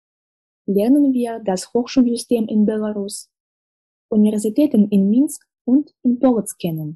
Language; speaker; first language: German; non-native, fluent; Russian